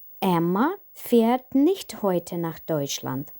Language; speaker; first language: German; non-native, fluent; Ukrainian